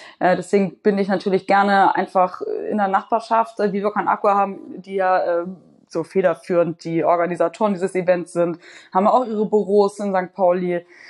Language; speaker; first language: German; native; German